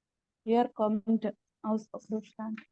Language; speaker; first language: German; non-native, learner; Malayalam